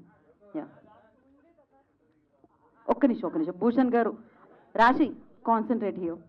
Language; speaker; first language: Telugu; native; Telugu